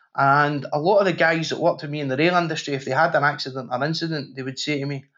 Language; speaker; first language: English; native; English